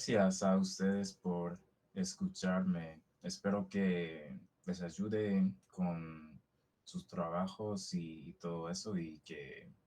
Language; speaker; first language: Spanish; non-native, fluent; English